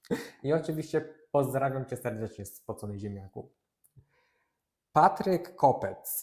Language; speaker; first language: Polish; native; Polish